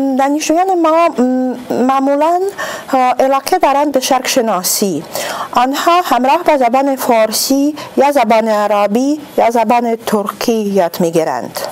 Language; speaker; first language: Persian; non-native, fluent; Russian